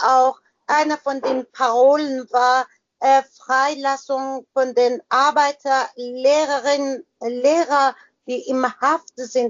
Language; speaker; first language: German; non-native, learner; Persian